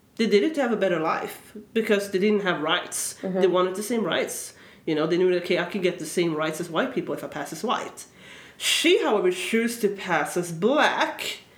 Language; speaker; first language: English; early bilingual, other home language; Swedish